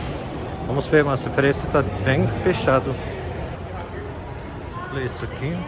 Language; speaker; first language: Portuguese; non-native, fluent; English